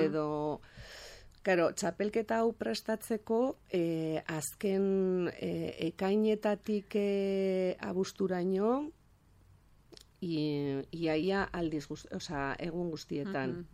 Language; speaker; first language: Basque; non-native, local second language; Spanish